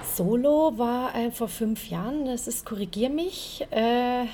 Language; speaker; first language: German; native; German